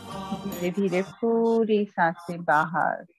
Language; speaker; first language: Hindi; native; Hindi